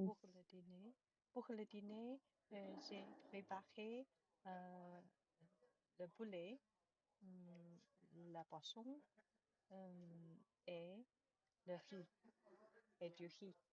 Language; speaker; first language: French; non-native, learner; Chinese